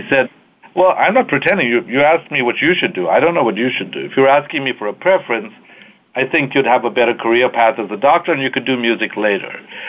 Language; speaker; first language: English; native; English